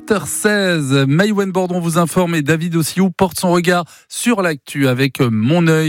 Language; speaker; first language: French; native; French